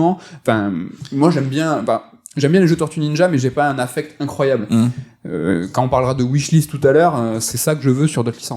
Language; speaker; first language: French; native; French